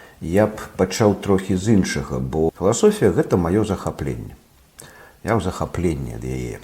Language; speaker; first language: Belarusian; non-native, local second language; Russian